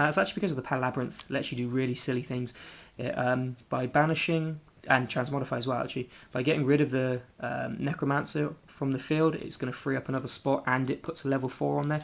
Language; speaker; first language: English; native; English